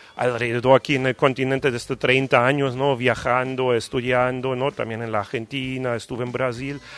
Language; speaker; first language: Spanish; non-native, fluent; German